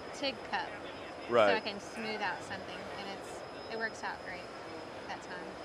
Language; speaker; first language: English; native; English